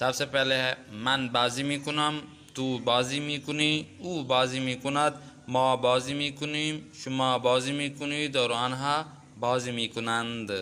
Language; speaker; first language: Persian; non-native, fluent; Urdu